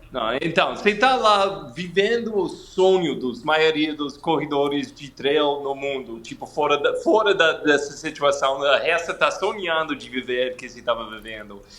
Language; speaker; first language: Portuguese; non-native, fluent; English